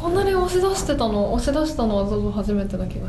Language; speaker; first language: Japanese; native; Japanese